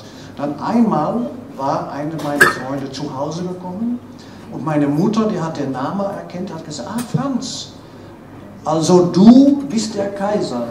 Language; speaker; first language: German; non-native, fluent; Dutch